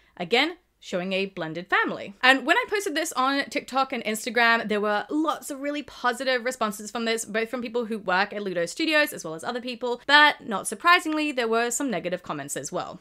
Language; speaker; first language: English; native; English